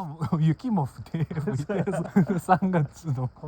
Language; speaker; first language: Japanese; non-native, learner; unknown